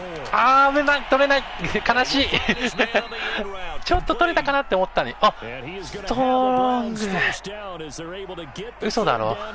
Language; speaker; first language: Japanese; native; Japanese